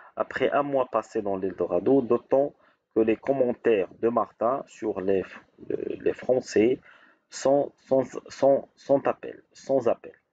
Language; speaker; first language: French; non-native, local second language; Arabic